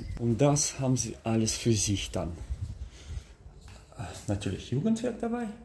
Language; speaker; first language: German; non-native, fluent; Russian